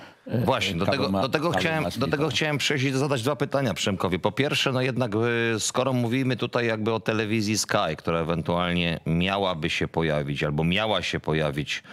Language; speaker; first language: Polish; native; Polish